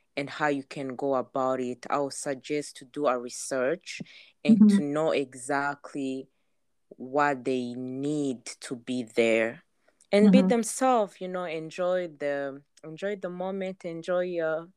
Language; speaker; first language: English; non-native, local second language; Kinyarwanda